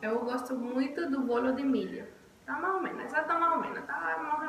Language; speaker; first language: Portuguese; non-native, learner; Spanish